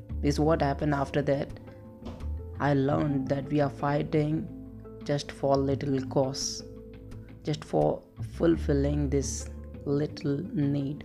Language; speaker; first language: English; non-native, local second language; Hindi